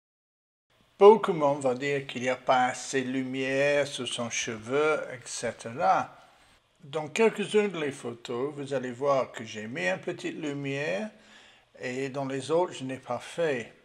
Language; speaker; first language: French; non-native, learner; English